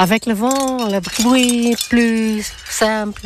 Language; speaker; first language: French; non-native, learner; Dutch